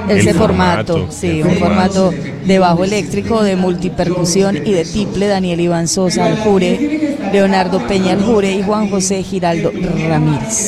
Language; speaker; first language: Spanish; native; Spanish